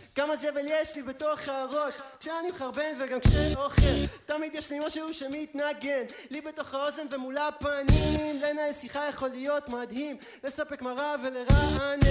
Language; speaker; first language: Hebrew; native; Hebrew